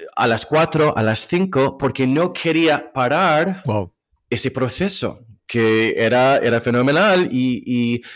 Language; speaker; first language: Spanish; non-native, fluent; English